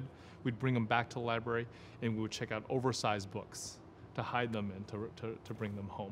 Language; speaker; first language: English; native; English